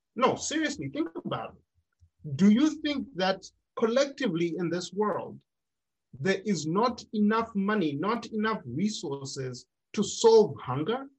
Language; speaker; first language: English; non-native, local second language; Shona